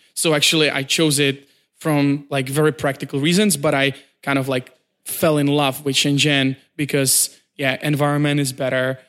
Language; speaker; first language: English; non-native, fluent; Czech